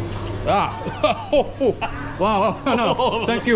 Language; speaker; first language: English; non-native, fluent; Italian